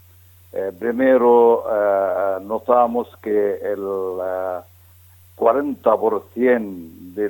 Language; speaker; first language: Spanish; non-native, fluent; Arabic